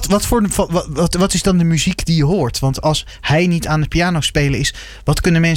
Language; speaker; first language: Dutch; native; Dutch